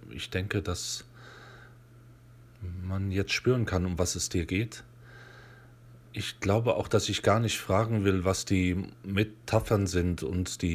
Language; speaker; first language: German; native; German